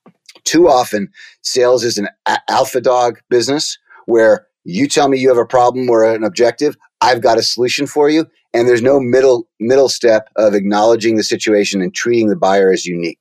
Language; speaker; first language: English; native; English